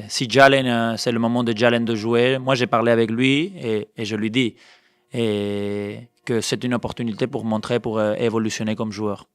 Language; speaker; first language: French; non-native, fluent; Spanish